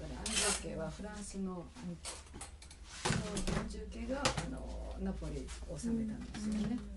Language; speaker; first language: Japanese; native; Japanese